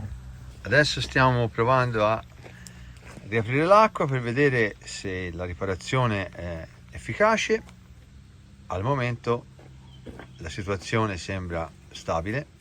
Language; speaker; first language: Italian; native; Italian